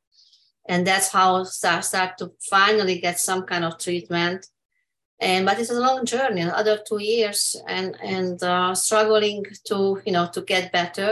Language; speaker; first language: English; non-native, fluent; Hungarian